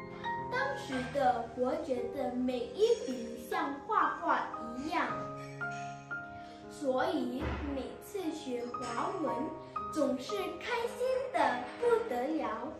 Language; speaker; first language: Chinese; early bilingual, heritage; Chinese